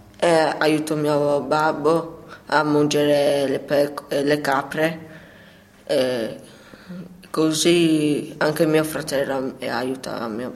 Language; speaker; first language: Italian; early bilingual, other home language; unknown